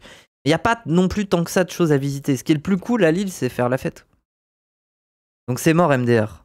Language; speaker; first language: French; native; French